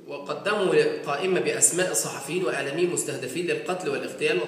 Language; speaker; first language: Arabic; native; Arabic